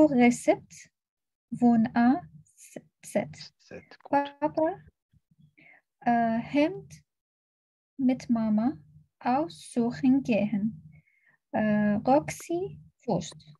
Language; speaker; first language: German; non-native, learner; Arabic